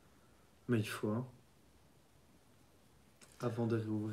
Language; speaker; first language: French; native; French